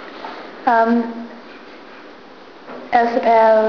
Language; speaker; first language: French; non-native, learner; English